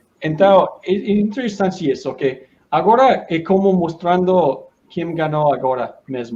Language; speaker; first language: Portuguese; non-native, learner; Spanish